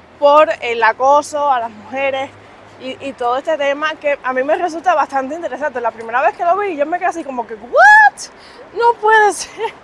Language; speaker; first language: Spanish; native; Spanish